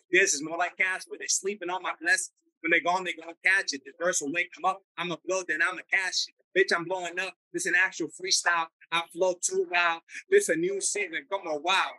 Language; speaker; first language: English; early bilingual, other home language; Spanish